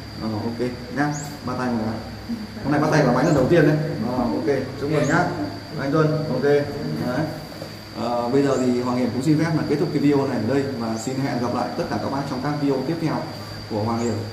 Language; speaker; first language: Vietnamese; native; Vietnamese